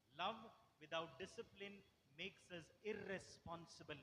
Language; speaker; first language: English; non-native, local second language; Tamil